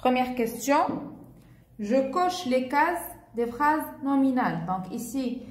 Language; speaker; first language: French; non-native, local second language; Arabic